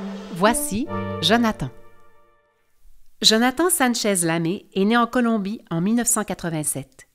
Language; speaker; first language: French; native; French